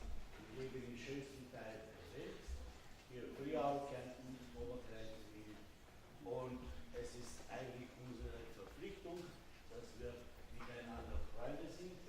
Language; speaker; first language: German; non-native, fluent; Slovenian